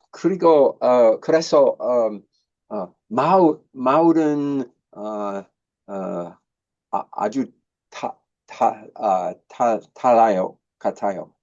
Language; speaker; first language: Korean; non-native, learner; English